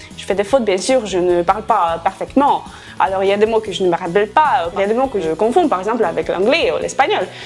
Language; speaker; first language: French; non-native, fluent; Russian